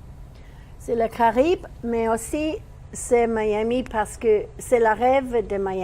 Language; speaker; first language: French; non-native, learner; English